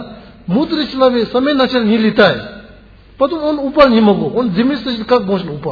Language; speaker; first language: Russian; non-native, learner; Tibetan